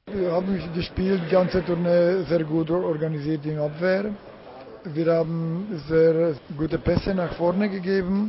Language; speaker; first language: German; non-native, learner; Czech